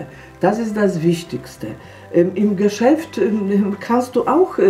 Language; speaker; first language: German; non-native, fluent; Polish